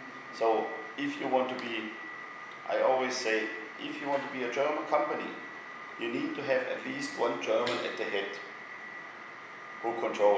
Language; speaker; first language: English; non-native, fluent; German